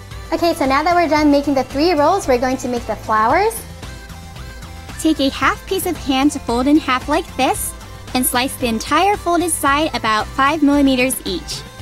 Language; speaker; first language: English; early bilingual, other home language; Japanese